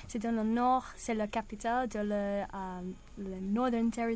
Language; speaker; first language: French; non-native, learner; English